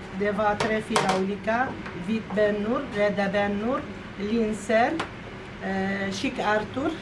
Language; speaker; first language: Swedish; non-native, learner; Arabic